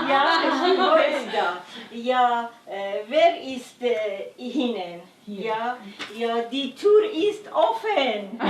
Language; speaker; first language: German; non-native, learner; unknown